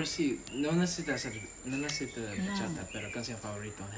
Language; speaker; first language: Spanish; non-native, learner; English